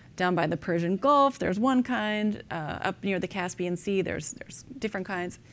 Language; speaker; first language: English; native; English